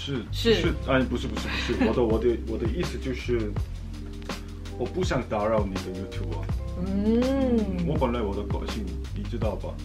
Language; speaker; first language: Chinese; non-native, learner; Korean